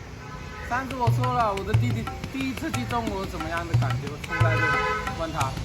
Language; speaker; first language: Chinese; non-native, fluent; Hindi